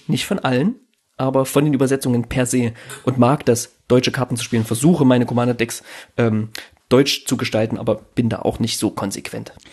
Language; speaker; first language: German; native; German